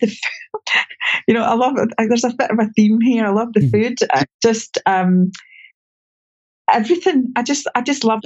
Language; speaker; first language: English; native; English